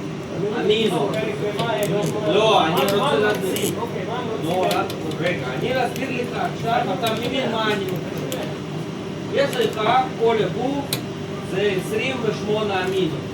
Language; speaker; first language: Hebrew; non-native, learner; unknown